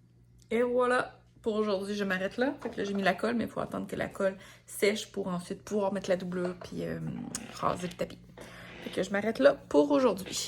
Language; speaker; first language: French; native; French